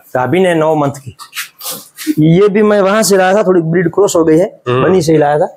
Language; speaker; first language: Hindi; non-native, local second language; Gujarati